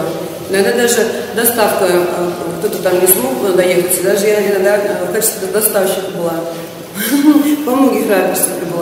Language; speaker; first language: Russian; native; Russian